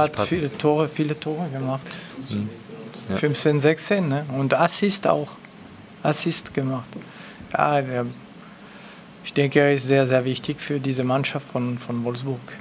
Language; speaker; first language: German; non-native, local second language; French